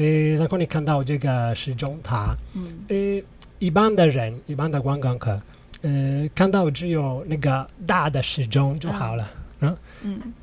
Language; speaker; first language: Chinese; non-native, learner; Italian